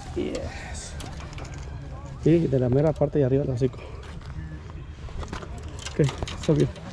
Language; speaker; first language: Spanish; early bilingual, heritage; Spanish